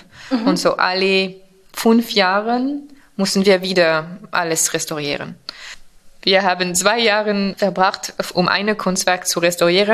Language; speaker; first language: German; non-native, fluent; French